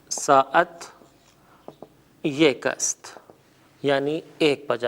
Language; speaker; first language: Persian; non-native, fluent; Urdu